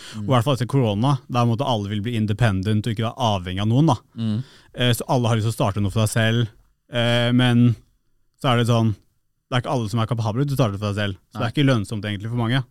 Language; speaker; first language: Norwegian; early bilingual, other home language; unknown